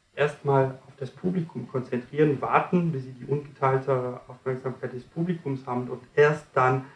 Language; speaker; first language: German; non-native, fluent; French